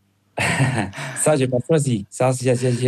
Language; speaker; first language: French; non-native, fluent; Spanish